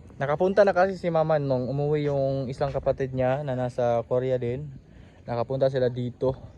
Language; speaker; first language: Filipino; non-native, local second language; Cebuano